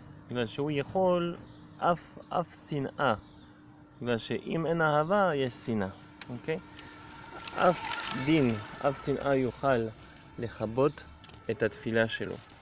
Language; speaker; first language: Hebrew; non-native, fluent; English